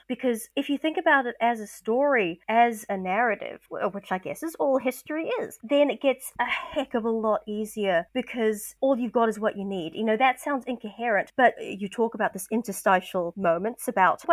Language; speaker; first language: English; native; English